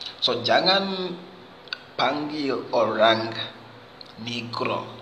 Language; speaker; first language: Malay; non-native, fluent; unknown